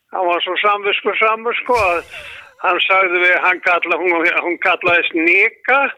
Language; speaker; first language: Icelandic; native; Icelandic